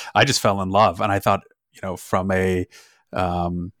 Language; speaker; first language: English; non-native, fluent; German